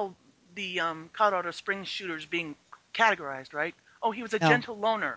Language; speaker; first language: English; early bilingual, other home language; Chinese